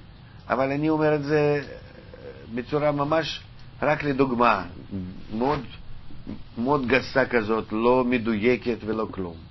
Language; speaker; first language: Hebrew; non-native, fluent; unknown